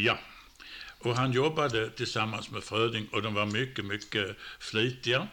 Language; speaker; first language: Swedish; native; Swedish